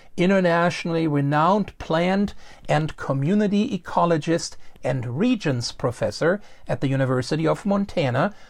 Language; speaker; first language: English; non-native, fluent; German